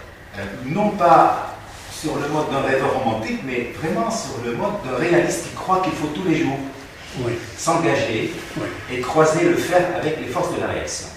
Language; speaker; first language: French; non-native, fluent; Arabic